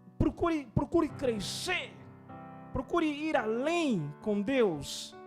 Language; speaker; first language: Portuguese; native; Portuguese